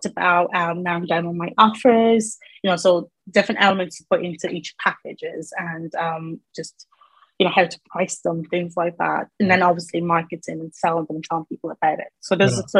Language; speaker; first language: English; native; English